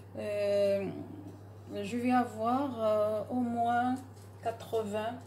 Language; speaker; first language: French; non-native, local second language; Arabic